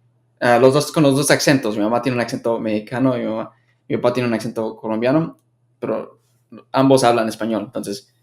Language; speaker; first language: Spanish; early bilingual, heritage; Spanish